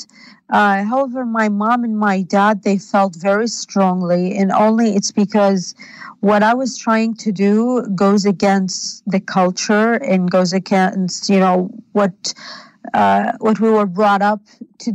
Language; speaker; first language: English; non-native, fluent; Arabic